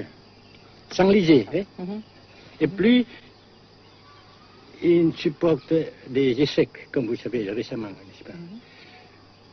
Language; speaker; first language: French; non-native, local second language; Vietnamese